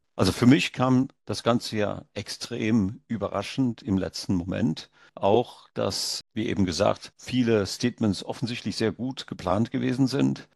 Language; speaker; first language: German; early bilingual, heritage; German